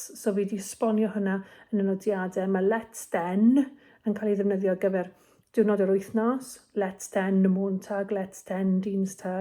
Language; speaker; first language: Welsh; native; Welsh